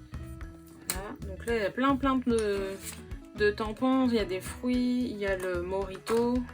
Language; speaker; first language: French; native; French